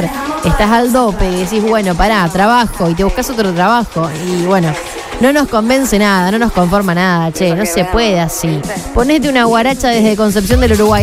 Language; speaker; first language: Spanish; native; Spanish